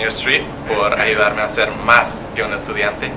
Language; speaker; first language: Spanish; non-native, learner; English